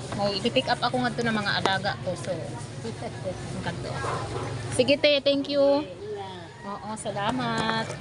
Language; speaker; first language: Filipino; non-native, local second language; Waray